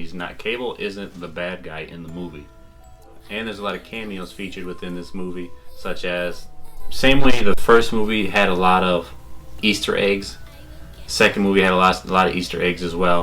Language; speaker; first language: English; native; English